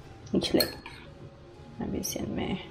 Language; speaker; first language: German; non-native, learner; Thai